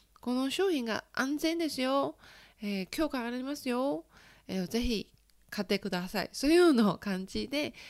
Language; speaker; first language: Japanese; non-native, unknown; Chinese